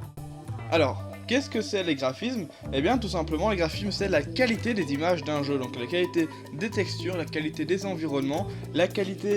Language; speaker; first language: French; native; French